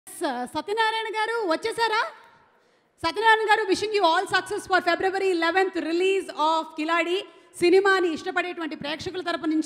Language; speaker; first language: Telugu; native; Telugu